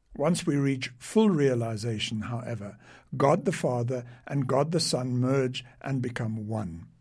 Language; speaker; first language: English; native; English